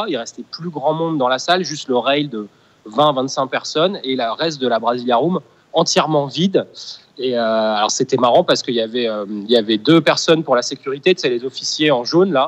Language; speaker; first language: French; native; French